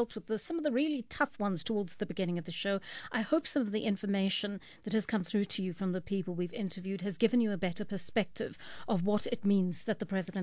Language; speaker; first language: English; native; English